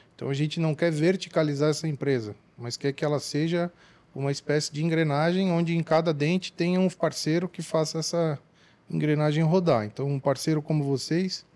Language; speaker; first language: Portuguese; native; Portuguese